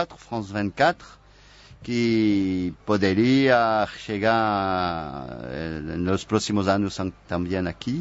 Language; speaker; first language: Portuguese; non-native, fluent; French